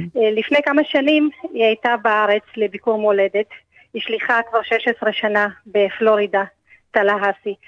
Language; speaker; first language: Hebrew; early bilingual, other home language; Russian